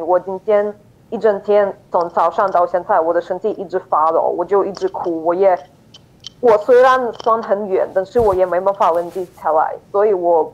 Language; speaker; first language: Chinese; non-native, fluent; Ukrainian